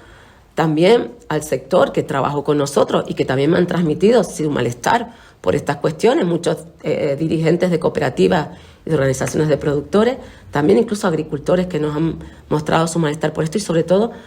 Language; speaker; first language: Spanish; native; Spanish